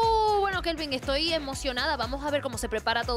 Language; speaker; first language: Spanish; native; Spanish